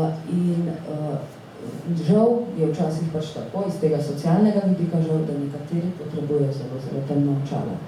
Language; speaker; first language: Slovenian; native; Slovenian